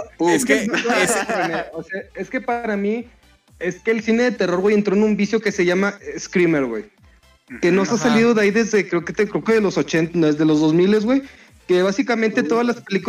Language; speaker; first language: Spanish; native; Spanish